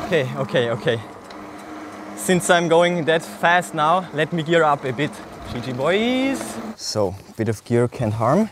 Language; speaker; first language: English; non-native, fluent; German